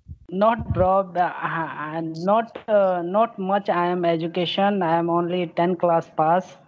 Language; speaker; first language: English; non-native, learner; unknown